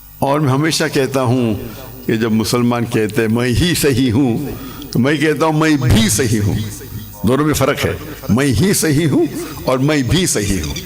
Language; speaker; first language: Urdu; non-native, local second language; English